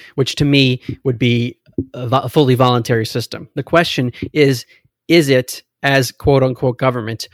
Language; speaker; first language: English; native; English